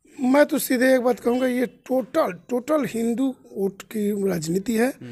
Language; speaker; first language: Hindi; native; Hindi